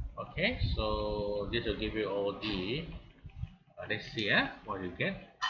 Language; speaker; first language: English; non-native, local second language; Malay